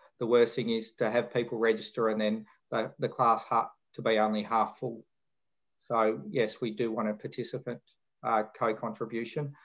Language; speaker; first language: English; native; English